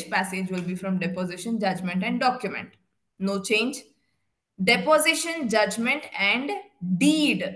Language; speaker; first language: English; non-native, local second language; Kannada